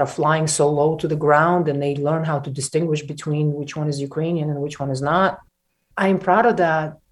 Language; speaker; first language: English; non-native, fluent; Russian